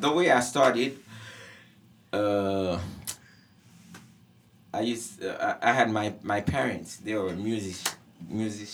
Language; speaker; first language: English; non-native, learner; Haitian Creole